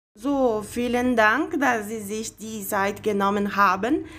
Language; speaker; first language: German; non-native, fluent; Portuguese